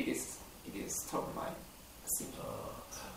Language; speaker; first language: English; non-native, learner; Korean